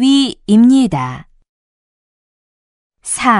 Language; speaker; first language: Korean; native; Korean